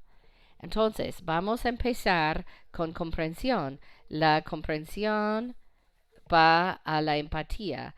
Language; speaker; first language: Spanish; non-native, fluent; English